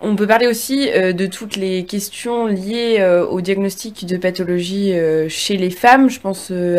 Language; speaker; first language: French; native; French